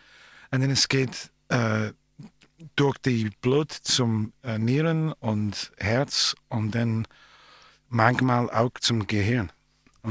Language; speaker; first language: German; non-native, learner; English